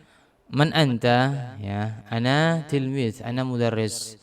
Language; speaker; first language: Arabic; non-native, fluent; Indonesian